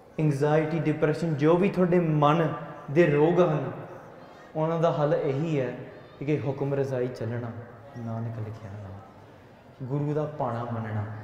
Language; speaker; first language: Punjabi; early bilingual, heritage; Punjabi